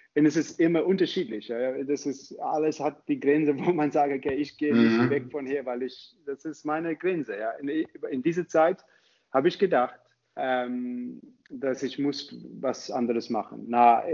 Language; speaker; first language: German; non-native, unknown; English